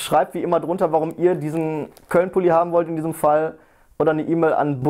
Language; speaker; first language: German; native; German